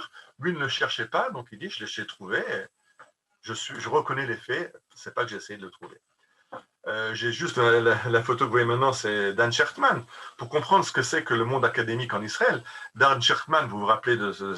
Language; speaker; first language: French; native; French